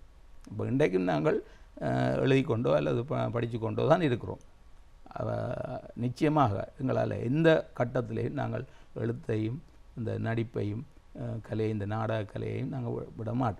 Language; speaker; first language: Tamil; native; Tamil